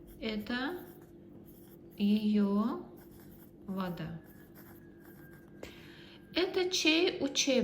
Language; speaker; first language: Russian; non-native, fluent; Azerbaijani